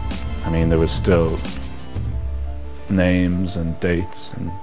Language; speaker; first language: English; native; English